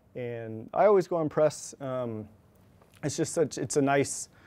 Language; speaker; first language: English; native; English